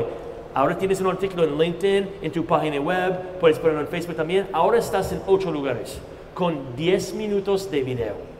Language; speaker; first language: Spanish; non-native, fluent; English